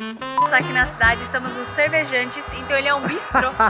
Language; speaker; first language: Portuguese; native; Portuguese